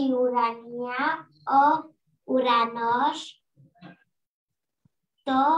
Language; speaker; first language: Greek; non-native, learner; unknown